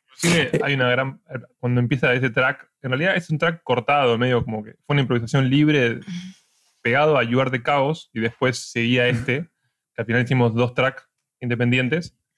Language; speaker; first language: Spanish; native; Spanish